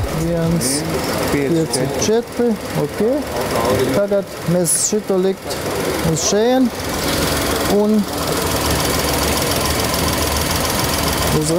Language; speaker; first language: Latvian; non-native, learner; German